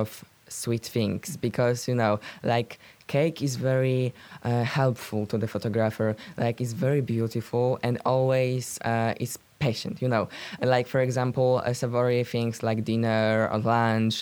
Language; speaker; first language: English; non-native, learner; Polish